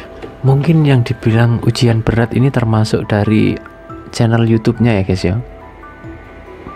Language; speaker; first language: Indonesian; native; Indonesian